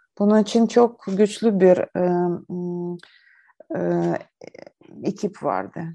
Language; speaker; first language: Turkish; non-native, learner; Ukrainian